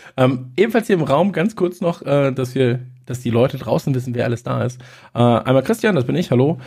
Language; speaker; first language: German; native; German